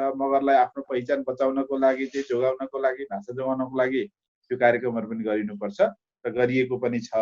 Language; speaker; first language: Nepali; non-native, local second language; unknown